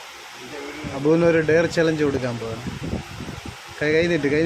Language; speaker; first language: Malayalam; native; Malayalam